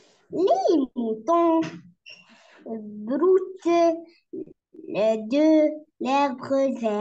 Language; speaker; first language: French; non-native, learner; Arabic